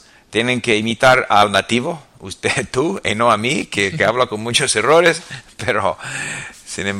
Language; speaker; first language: Spanish; non-native, fluent; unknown